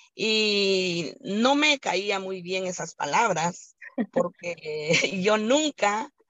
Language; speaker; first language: Spanish; native; Spanish